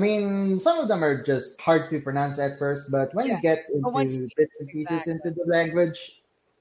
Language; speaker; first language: English; non-native, local second language; Filipino